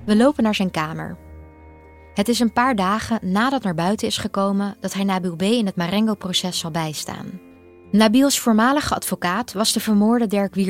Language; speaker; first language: Dutch; native; Dutch